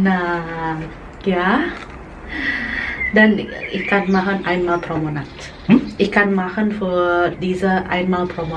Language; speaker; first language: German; non-native, learner; Indonesian